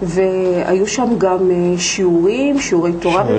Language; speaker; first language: Hebrew; native; Hebrew